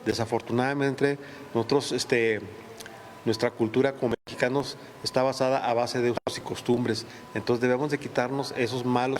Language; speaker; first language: Spanish; native; Spanish